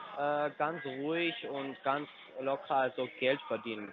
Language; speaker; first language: German; non-native, fluent; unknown